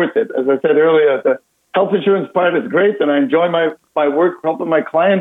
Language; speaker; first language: English; non-native, fluent; German